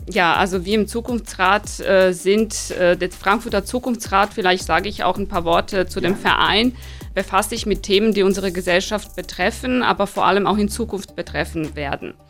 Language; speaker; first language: German; non-native, fluent; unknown